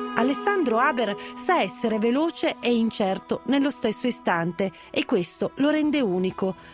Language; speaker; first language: Italian; native; Italian